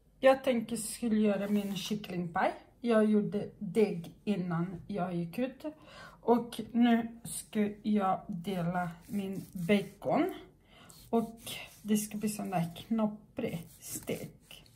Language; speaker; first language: Swedish; native; Swedish